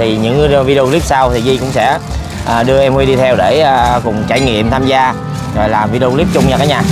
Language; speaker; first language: Vietnamese; native; Vietnamese